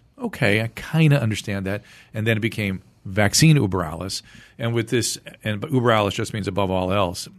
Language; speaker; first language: English; native; English